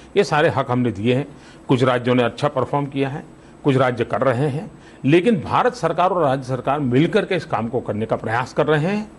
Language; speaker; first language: Hindi; non-native, local second language; Gujarati